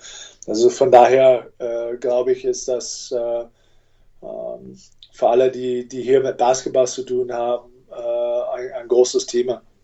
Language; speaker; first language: German; non-native, fluent; English